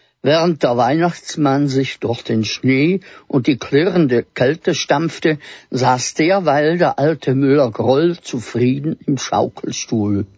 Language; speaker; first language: German; native; German